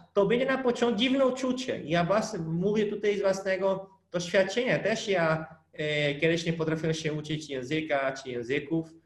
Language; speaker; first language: Polish; non-native, fluent; Portuguese